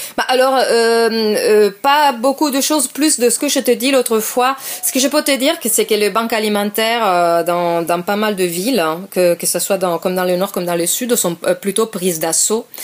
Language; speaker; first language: French; non-native, fluent; Italian